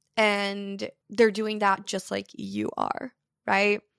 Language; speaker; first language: English; early bilingual, other home language; Portuguese